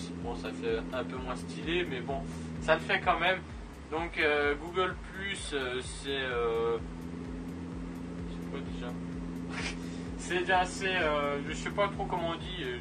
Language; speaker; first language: French; native; French